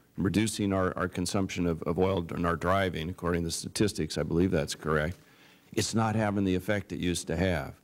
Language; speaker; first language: English; native; English